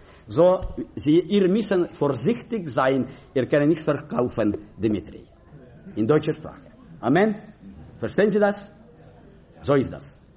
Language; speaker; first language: German; non-native, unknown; Russian